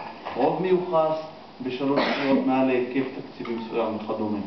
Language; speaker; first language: Hebrew; native; Hebrew